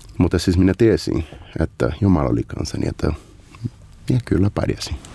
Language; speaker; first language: Finnish; non-native, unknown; Portuguese